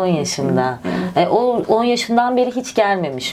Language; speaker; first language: Turkish; native; Turkish